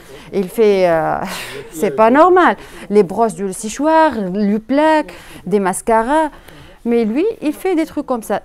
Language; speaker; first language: French; non-native, learner; Arabic